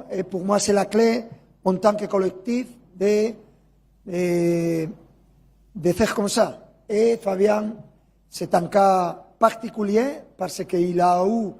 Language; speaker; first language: French; non-native, learner; Spanish